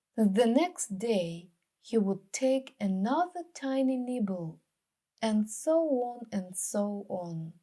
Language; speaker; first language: English; non-native, fluent; Ukrainian